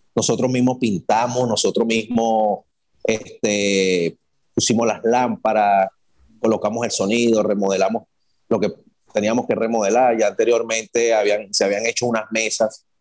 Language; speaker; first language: Spanish; native; Spanish